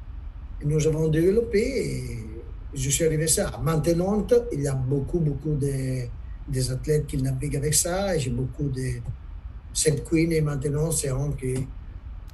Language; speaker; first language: French; non-native, learner; Italian